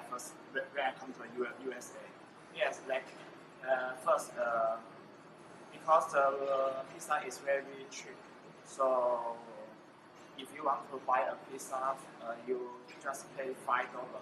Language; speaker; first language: English; non-native, learner; Chinese